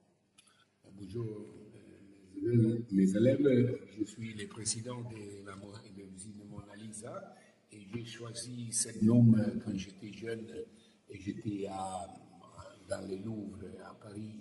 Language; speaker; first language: French; non-native, learner; Italian